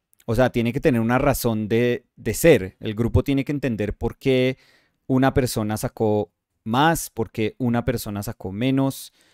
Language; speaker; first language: Spanish; native; Spanish